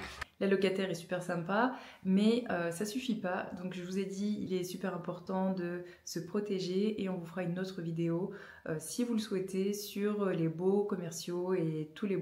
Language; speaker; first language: French; native; French